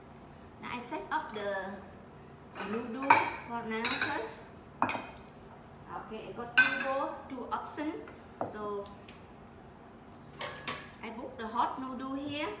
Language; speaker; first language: English; non-native, learner; Vietnamese